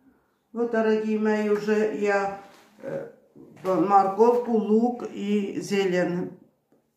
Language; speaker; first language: Russian; non-native, fluent; Armenian